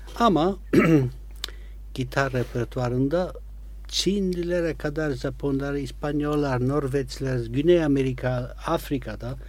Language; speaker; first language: Turkish; non-native, fluent; Italian